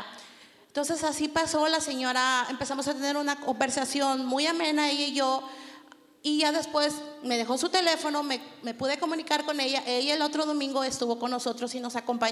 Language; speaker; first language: Spanish; native; Spanish